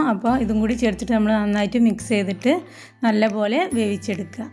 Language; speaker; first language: Malayalam; native; Malayalam